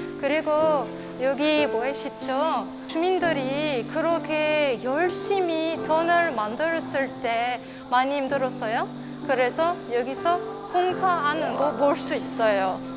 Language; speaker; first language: Korean; non-native, fluent; French